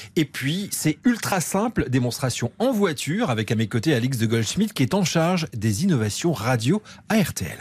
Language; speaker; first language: French; native; French